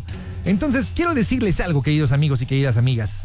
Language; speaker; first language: Spanish; native; Spanish